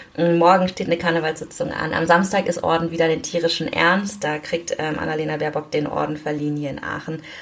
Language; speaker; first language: German; early bilingual, other home language; Korean